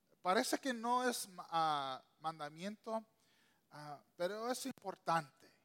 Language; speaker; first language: Spanish; non-native, local second language; English